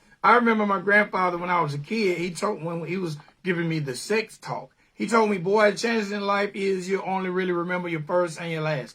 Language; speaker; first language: English; native; English